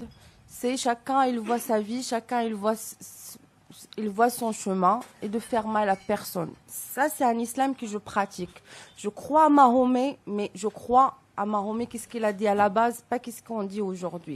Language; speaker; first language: French; non-native, local second language; Arabic